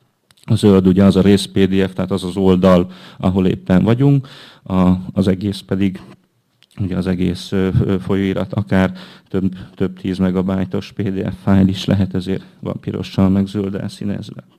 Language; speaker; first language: Hungarian; native; Hungarian